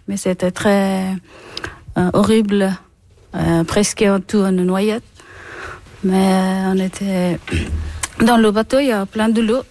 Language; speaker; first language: French; non-native, learner; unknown